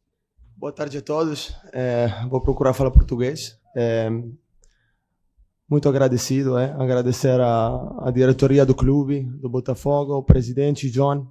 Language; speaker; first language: Portuguese; non-native, fluent; Italian